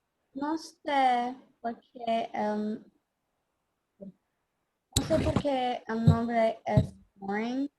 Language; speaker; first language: Spanish; non-native, learner; English